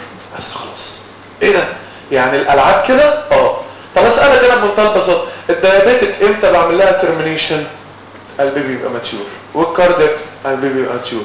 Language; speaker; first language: Arabic; native; Arabic